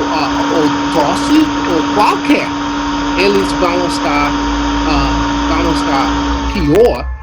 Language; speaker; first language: Portuguese; non-native, learner; English